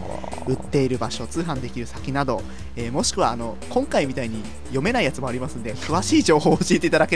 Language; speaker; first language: Japanese; native; Japanese